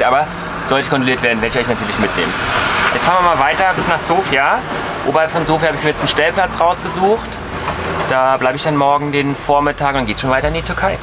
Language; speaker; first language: German; native; German